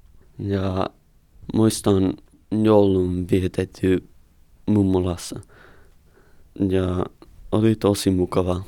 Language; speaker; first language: Finnish; non-native, learner; English